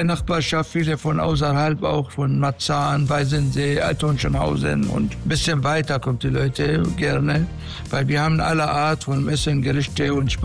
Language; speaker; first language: German; non-native, fluent; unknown